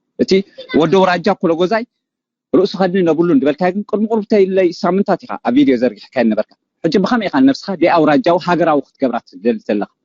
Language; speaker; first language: Tigrinya; native; Tigrinya